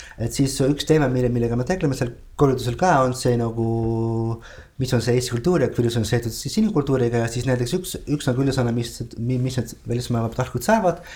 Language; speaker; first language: Estonian; non-native, fluent; Dutch